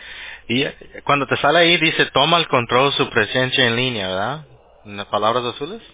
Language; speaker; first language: Spanish; early bilingual, heritage; Spanish